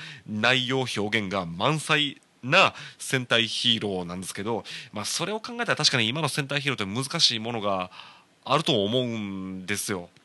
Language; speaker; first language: Japanese; native; Japanese